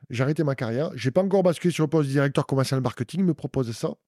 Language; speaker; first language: French; native; French